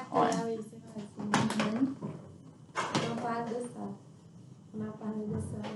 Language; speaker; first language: French; non-native, fluent; Portuguese